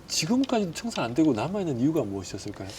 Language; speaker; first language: Korean; native; Korean